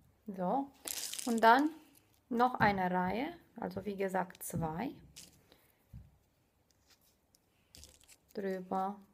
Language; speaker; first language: German; non-native, fluent; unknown